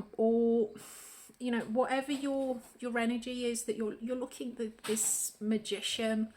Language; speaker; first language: English; native; English